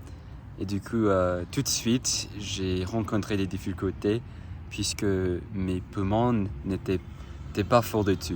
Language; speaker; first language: French; non-native, fluent; English